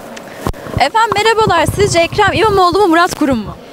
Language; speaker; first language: Turkish; native; Turkish